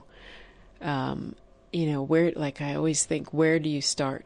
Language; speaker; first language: English; native; English